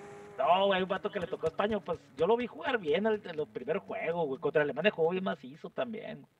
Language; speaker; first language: Spanish; native; Spanish